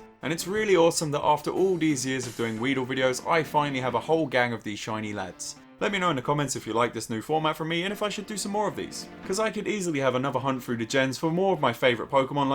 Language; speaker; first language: English; native; English